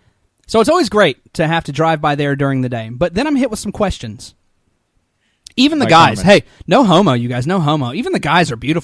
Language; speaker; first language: English; native; English